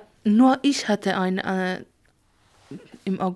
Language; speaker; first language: German; non-native, learner; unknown